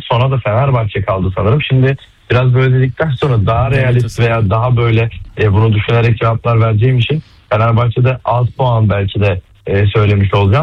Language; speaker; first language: Turkish; native; Turkish